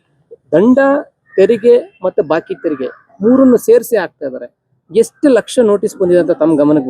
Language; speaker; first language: Kannada; native; Kannada